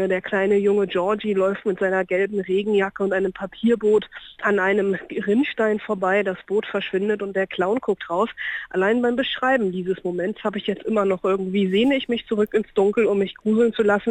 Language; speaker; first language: German; native; German